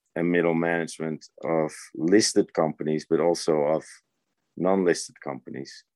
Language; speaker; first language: English; non-native, fluent; Dutch